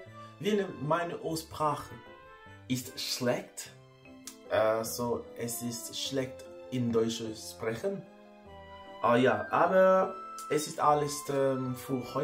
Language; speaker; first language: German; non-native, learner; English